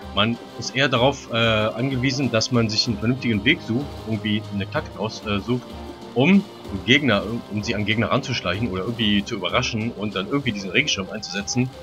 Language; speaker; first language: German; native; German